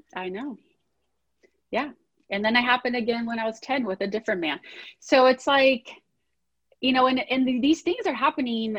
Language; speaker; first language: English; early bilingual, other home language; Portuguese